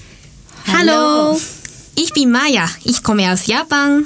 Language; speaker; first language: German; non-native, learner; Japanese